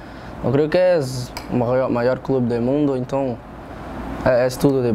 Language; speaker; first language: Spanish; non-native, learner; Portuguese